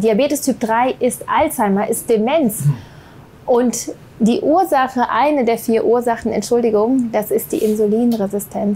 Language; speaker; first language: German; native; German